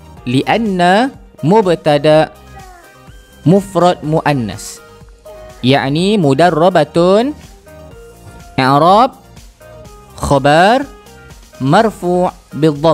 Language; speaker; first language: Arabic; non-native, fluent; Malay